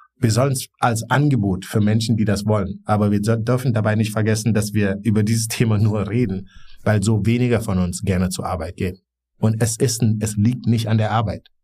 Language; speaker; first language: German; non-native, fluent; Wolof